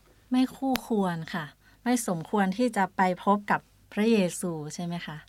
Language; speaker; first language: Thai; native; Thai